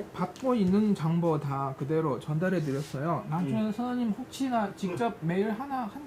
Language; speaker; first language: Korean; non-native, fluent; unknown